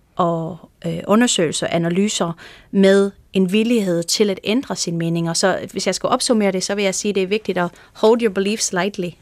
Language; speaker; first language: Danish; non-native, fluent; English